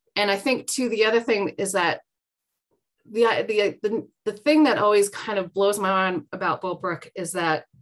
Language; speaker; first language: English; native; English